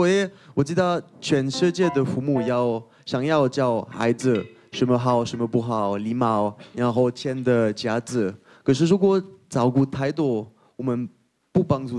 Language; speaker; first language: Chinese; non-native, fluent; French